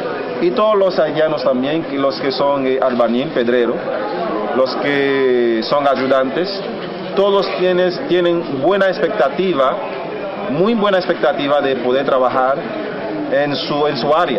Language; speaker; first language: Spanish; non-native, fluent; Haitian Creole